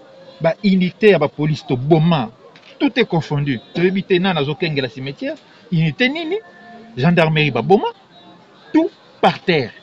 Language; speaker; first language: French; non-native, local second language; Lingala